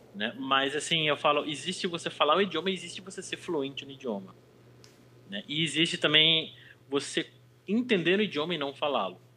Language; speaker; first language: Portuguese; native; Portuguese